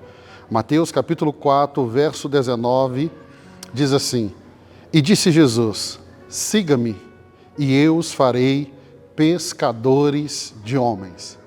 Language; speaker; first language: Portuguese; native; Portuguese